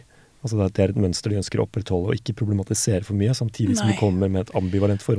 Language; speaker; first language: Norwegian; native; Norwegian